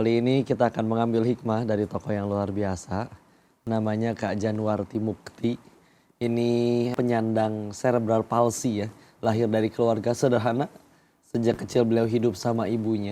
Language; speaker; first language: Indonesian; native; Indonesian